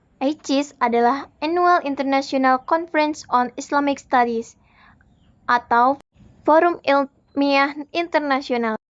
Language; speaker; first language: Indonesian; native; Indonesian